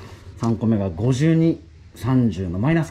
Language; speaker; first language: Japanese; native; Japanese